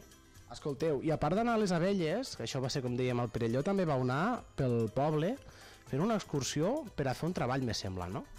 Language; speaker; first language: Catalan; native; Catalan